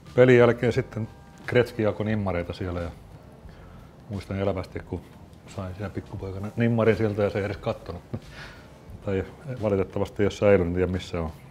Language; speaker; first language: Finnish; native; Finnish